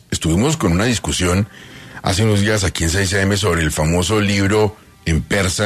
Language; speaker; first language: Spanish; native; Spanish